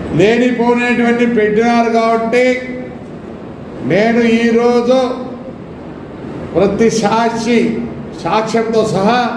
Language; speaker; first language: Telugu; native; Telugu